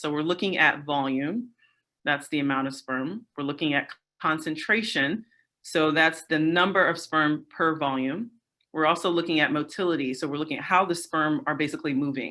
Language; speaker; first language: English; native; English